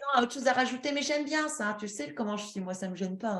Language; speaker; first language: French; native; French